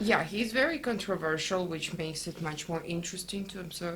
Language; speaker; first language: English; non-native, fluent; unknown